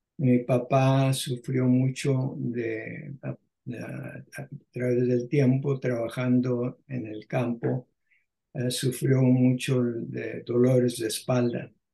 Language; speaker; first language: Spanish; early bilingual, heritage; Spanish